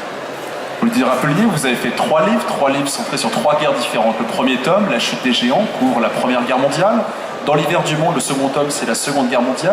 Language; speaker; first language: French; native; French